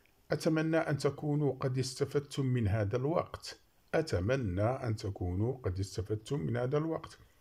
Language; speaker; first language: Arabic; native; Arabic